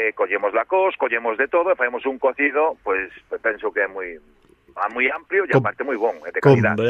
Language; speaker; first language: Galician; native; Galician